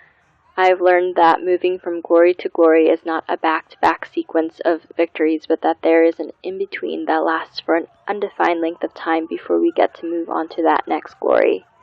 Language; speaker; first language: English; native; English